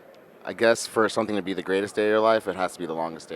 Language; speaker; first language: English; native; English